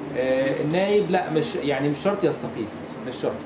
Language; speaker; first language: Arabic; native; Arabic